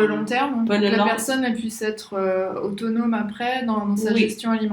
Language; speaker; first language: French; native; French